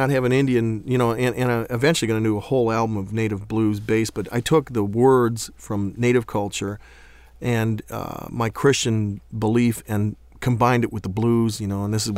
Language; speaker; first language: English; native; English